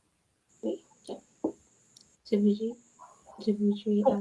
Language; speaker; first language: French; non-native, learner; English